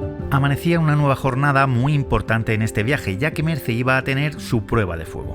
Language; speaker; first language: Spanish; native; Spanish